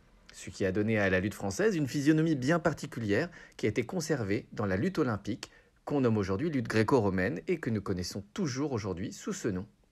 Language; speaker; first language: French; native; French